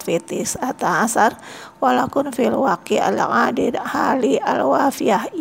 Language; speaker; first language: Arabic; non-native, learner; Indonesian